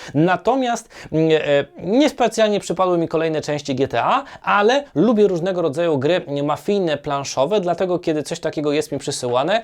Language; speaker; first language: Polish; native; Polish